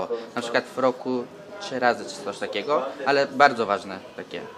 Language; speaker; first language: Polish; early bilingual, other home language; Turkish